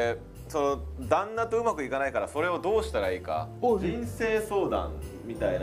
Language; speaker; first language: Japanese; native; Japanese